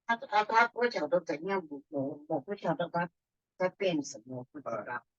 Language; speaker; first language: Chinese; early bilingual, heritage; Chinese